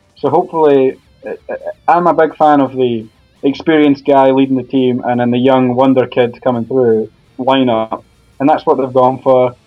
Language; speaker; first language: English; native; English